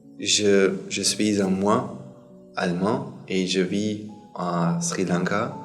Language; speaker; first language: French; non-native, learner; German